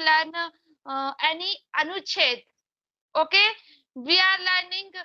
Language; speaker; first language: English; non-native, learner; Hindi